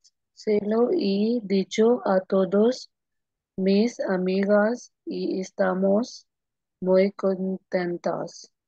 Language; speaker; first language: Spanish; non-native, learner; Urdu